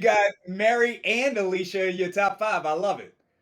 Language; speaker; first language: English; native; English